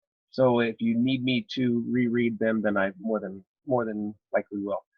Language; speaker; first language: English; native; English